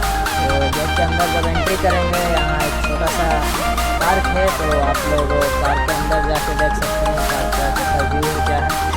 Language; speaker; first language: Hindi; native; Hindi